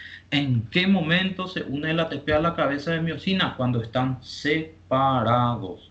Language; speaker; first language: Spanish; native; Spanish